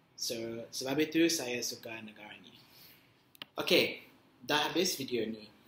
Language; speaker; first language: Malay; non-native, learner; English